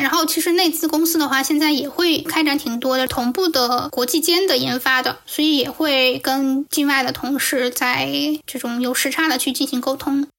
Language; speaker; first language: Chinese; native; Chinese